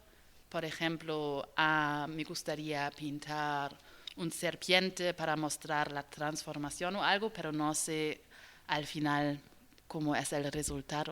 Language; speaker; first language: Spanish; non-native, learner; German